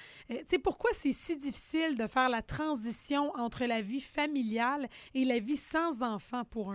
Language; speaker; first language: French; native; French